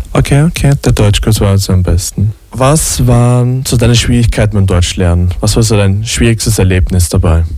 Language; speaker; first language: German; native; German